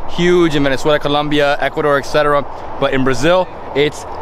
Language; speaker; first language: English; native; English